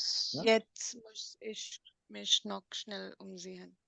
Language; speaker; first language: German; non-native, learner; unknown